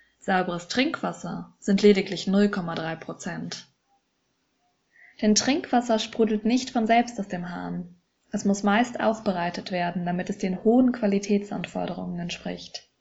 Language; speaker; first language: German; native; German